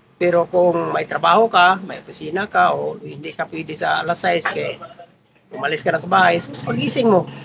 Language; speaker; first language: Filipino; non-native, local second language; Cebuano